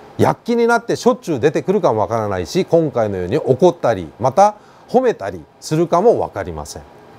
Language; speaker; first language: Japanese; native; Japanese